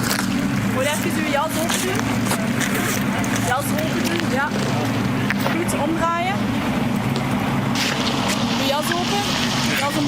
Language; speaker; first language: Dutch; native; Dutch